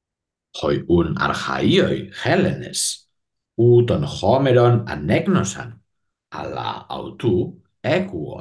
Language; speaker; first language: Greek; non-native, learner; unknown